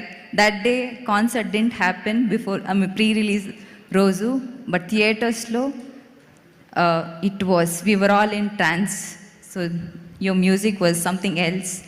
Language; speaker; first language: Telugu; non-native, local second language; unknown